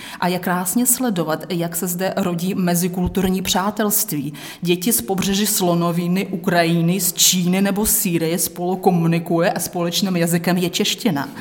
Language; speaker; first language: Czech; native; Czech